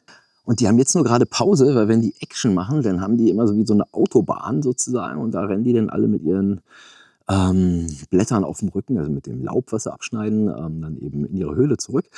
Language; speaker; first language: German; native; German